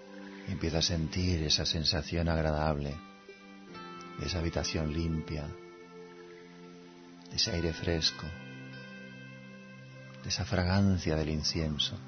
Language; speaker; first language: Spanish; native; Spanish